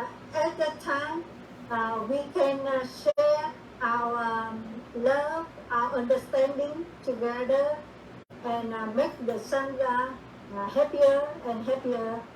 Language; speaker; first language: English; non-native, learner; Vietnamese